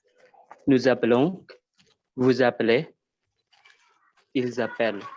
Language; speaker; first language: French; non-native, learner; Indonesian